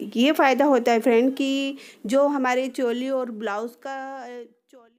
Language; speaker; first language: Hindi; native; Hindi